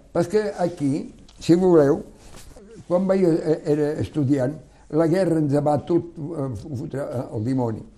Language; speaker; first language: Catalan; non-native, local second language; French